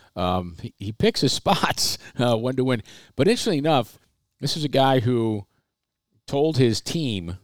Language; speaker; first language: English; native; English